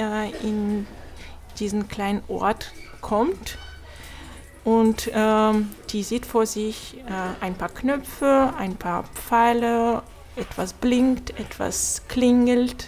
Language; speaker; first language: German; non-native, fluent; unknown